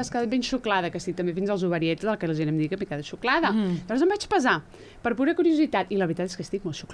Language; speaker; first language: Catalan; native; Catalan